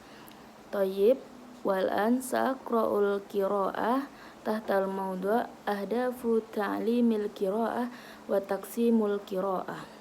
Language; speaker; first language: Arabic; non-native, learner; Indonesian